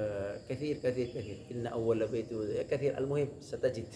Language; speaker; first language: Arabic; non-native, fluent; Indonesian